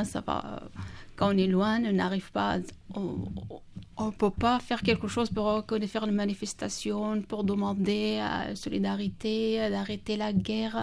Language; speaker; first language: French; non-native, learner; Kurdish